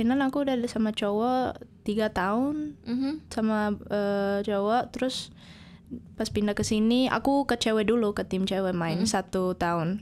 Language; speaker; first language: Indonesian; early bilingual, heritage; Indonesian